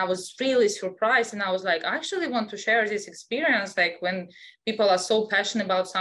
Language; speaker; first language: English; non-native, fluent; Russian